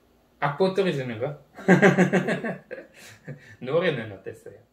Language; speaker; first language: Korean; non-native, learner; Dutch